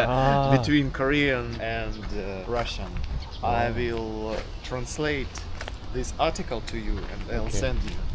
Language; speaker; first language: English; non-native, fluent; Russian